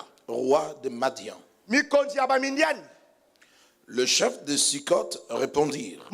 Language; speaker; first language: French; non-native, local second language; Lingala